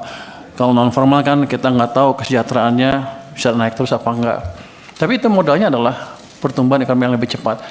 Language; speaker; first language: Indonesian; native; Indonesian